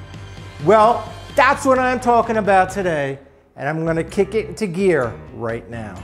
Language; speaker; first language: English; native; English